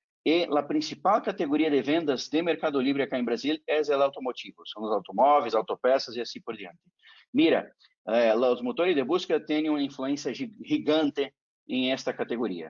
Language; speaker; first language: Spanish; non-native, fluent; Portuguese